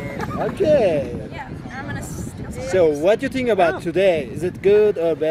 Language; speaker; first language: English; non-native, fluent; Turkish